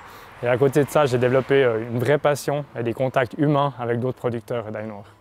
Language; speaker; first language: French; native; French